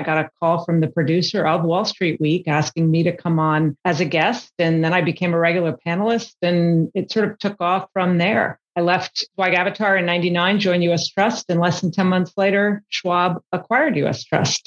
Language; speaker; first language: English; native; English